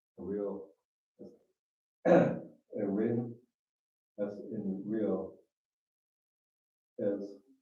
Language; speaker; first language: Spanish; non-native, learner; English